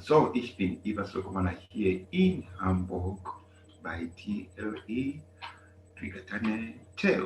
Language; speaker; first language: German; non-native, learner; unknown